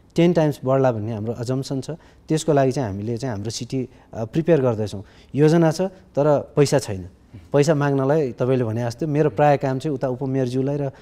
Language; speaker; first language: Nepali; native; Nepali